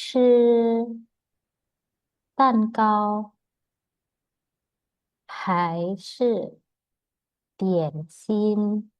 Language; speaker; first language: Chinese; non-native, fluent; Indonesian